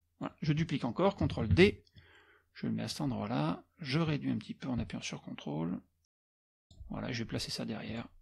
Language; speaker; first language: French; native; French